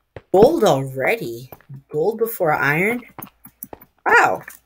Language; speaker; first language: English; native; English